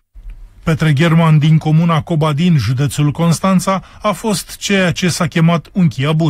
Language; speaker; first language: Romanian; native; Romanian